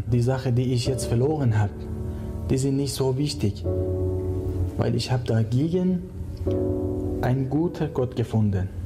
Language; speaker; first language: German; non-native, learner; Persian